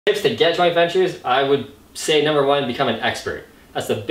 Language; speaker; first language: English; native; English